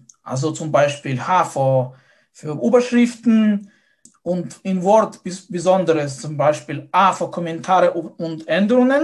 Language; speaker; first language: German; non-native, fluent; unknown